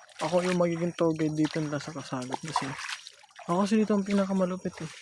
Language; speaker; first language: Filipino; non-native, local second language; Masbatenyo